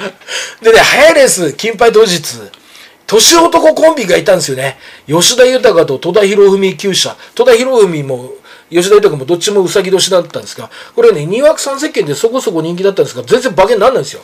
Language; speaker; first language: Japanese; native; Japanese